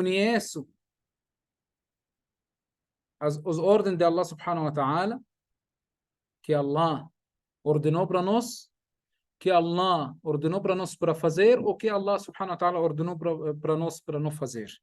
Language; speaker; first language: Portuguese; non-native, fluent; Arabic